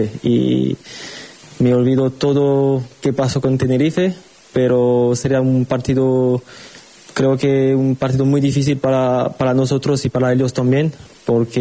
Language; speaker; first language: Spanish; non-native, learner; French